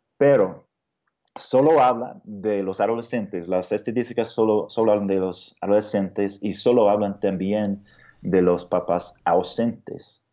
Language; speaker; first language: Spanish; non-native, fluent; English